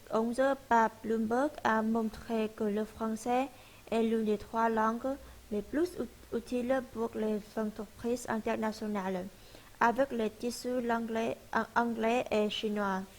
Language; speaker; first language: French; non-native, learner; Vietnamese